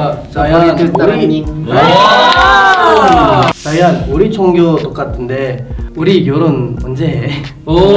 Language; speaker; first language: Korean; non-native, fluent; Indonesian